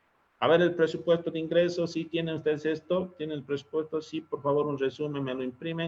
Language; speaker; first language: Spanish; native; Spanish